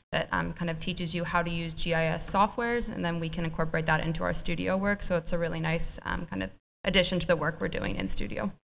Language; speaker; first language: English; native; English